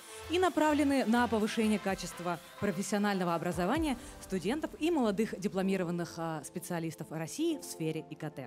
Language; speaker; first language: Russian; native; Russian